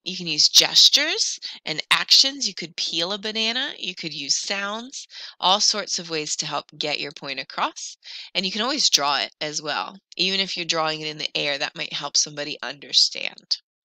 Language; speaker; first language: English; native; English